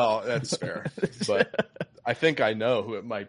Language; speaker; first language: English; native; English